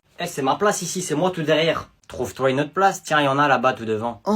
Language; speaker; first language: French; native; French